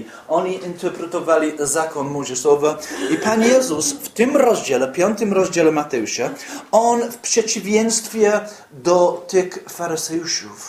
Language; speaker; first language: Polish; non-native, fluent; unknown